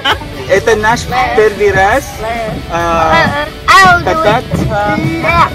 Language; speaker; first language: Russian; non-native, learner; Filipino